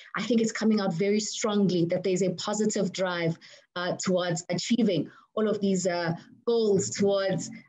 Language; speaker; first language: English; non-native, local second language; Zulu